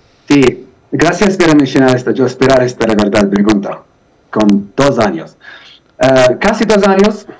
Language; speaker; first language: Spanish; non-native, learner; Arabic